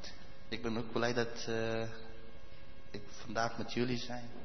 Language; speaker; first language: Dutch; non-native, learner; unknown